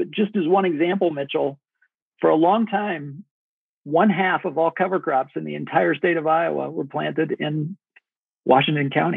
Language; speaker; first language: English; native; English